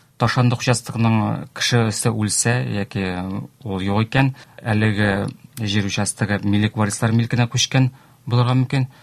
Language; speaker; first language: Tatar; native; Tatar